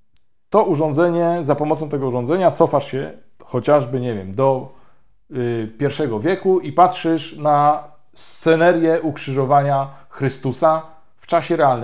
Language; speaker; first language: Polish; native; Polish